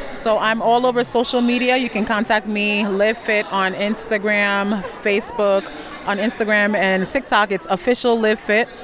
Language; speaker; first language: English; non-native, local second language; Akan